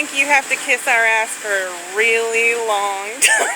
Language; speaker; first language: English; native; English